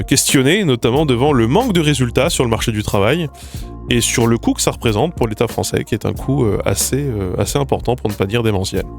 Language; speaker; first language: French; native; French